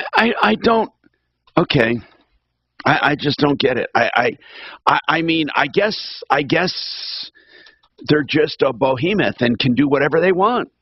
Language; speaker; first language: English; native; English